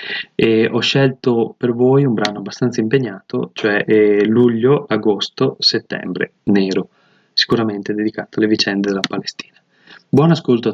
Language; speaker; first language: Italian; native; Italian